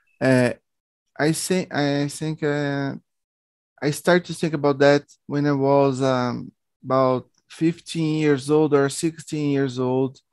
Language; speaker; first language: English; non-native, learner; Portuguese